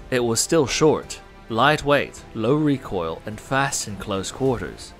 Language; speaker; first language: English; non-native, local second language; Cantonese